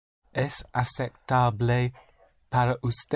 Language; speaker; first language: Spanish; non-native, learner; English